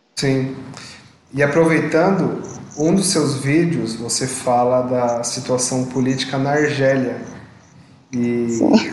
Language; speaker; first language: Portuguese; native; Portuguese